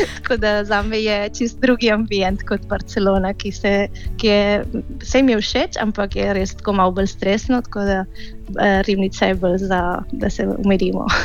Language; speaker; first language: Slovenian; early bilingual, heritage; Catalan